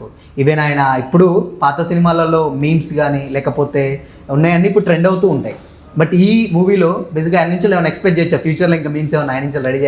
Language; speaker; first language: Telugu; native; Telugu